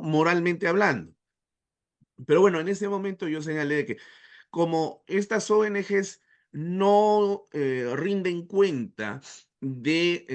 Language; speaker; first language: Spanish; native; Spanish